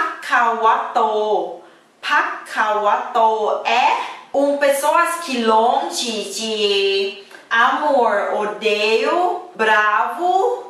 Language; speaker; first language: Portuguese; non-native, fluent; Thai